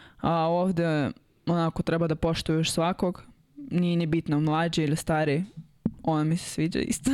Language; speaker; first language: Serbian; non-native, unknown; Russian